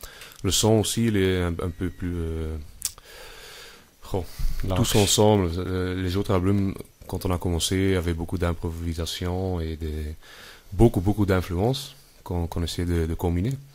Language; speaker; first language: French; non-native, fluent; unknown